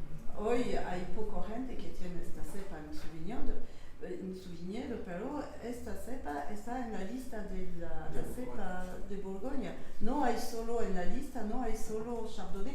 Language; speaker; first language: Spanish; non-native, learner; French